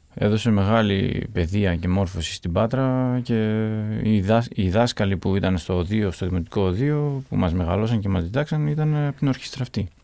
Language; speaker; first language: Greek; early bilingual, other home language; Russian